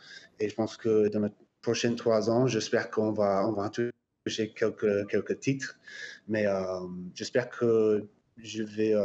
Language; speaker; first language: French; non-native, fluent; English